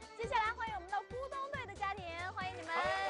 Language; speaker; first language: Chinese; native; Chinese